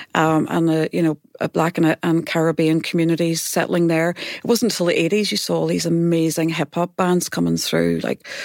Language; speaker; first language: English; native; English